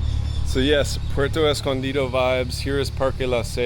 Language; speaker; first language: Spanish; non-native, fluent; English